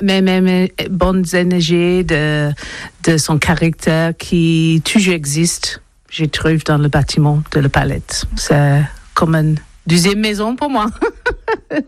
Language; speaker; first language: French; non-native, learner; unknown